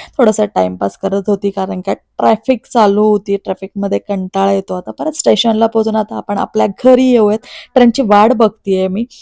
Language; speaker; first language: Marathi; native; Marathi